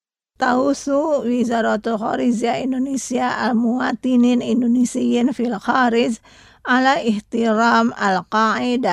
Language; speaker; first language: Arabic; non-native, fluent; Indonesian